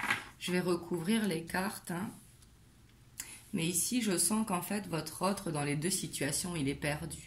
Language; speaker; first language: French; native; French